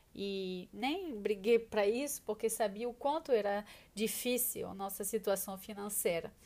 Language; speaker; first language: Portuguese; non-native, fluent; French